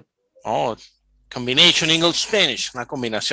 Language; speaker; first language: Spanish; native; Spanish